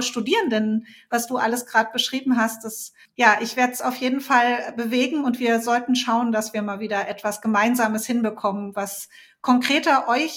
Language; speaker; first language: German; native; German